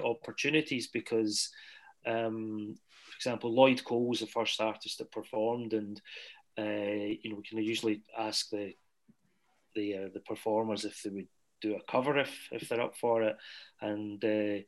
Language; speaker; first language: English; native; English